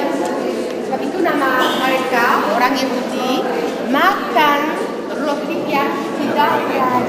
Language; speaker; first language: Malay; non-native, fluent; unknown